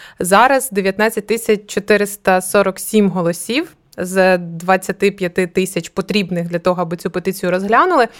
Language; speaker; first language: Ukrainian; native; Ukrainian